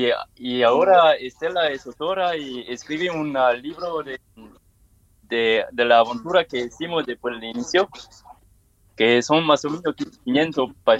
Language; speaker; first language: Spanish; non-native, learner; French